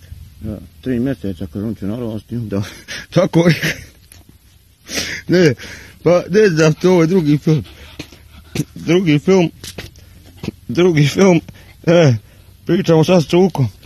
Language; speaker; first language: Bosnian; early bilingual, heritage; Bosnian